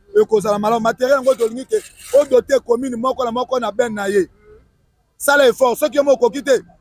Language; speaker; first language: Lingala; native; Lingala